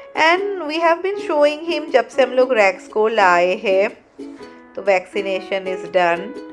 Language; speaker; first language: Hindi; non-native, local second language; Bangla